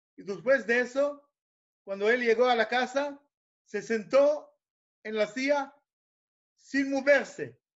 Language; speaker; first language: Spanish; non-native, fluent; Hebrew